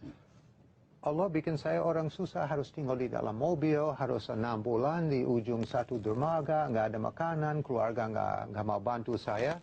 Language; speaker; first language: Indonesian; non-native, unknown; English